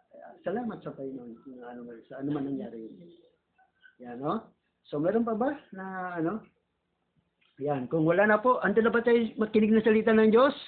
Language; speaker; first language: Filipino; native; Filipino